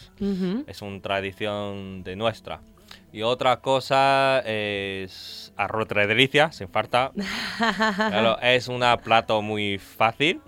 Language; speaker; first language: Spanish; non-native, learner; Chinese